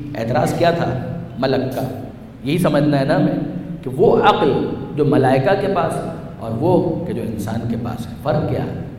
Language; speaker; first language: Urdu; non-native, local second language; Punjabi